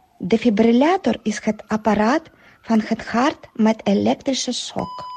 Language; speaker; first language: Dutch; non-native, learner; Ukrainian